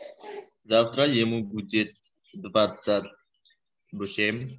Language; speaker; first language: Russian; non-native, learner; Indonesian